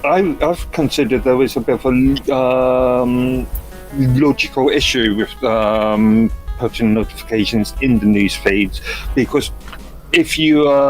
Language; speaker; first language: English; native; English